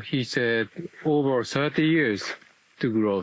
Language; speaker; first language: English; non-native, learner; Japanese